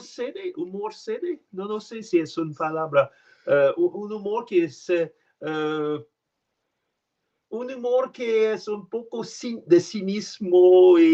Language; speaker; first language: Spanish; non-native, learner; French